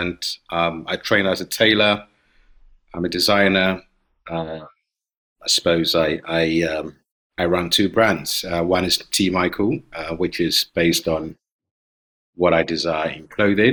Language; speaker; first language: English; non-native, local second language; Akan